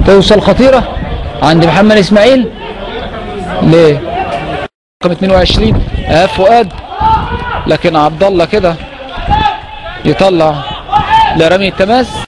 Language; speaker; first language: Arabic; native; Arabic